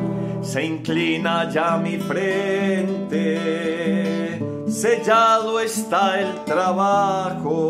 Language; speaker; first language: Spanish; native; Spanish